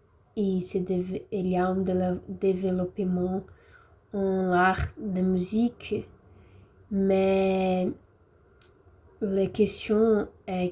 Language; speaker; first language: French; non-native, learner; Portuguese